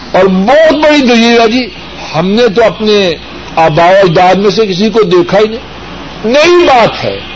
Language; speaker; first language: Urdu; non-native, local second language; Punjabi